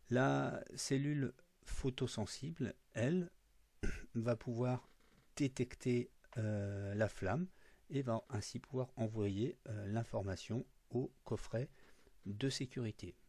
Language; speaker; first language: French; native; French